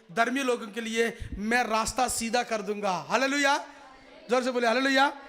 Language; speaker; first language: Hindi; non-native, local second language; Telugu